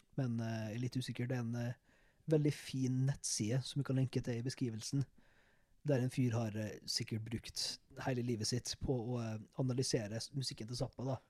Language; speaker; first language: Norwegian; native; Norwegian